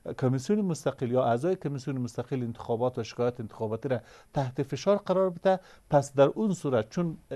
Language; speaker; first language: Persian; native; Persian